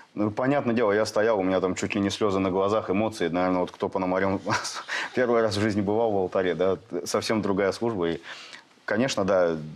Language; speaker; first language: Russian; native; Russian